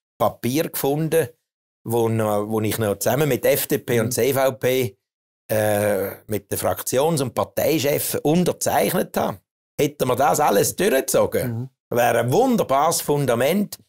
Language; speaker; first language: German; native; German